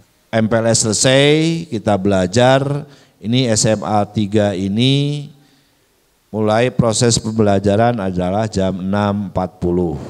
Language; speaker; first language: Indonesian; native; Indonesian